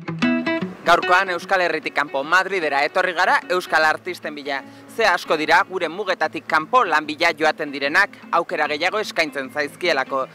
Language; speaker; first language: Basque; native; Basque